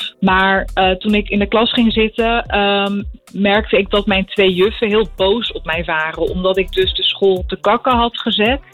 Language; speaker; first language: Dutch; early bilingual, other home language; Arabic